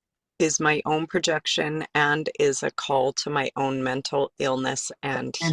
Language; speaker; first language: English; native; English